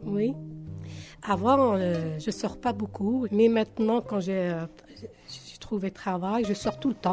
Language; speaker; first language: French; non-native, learner; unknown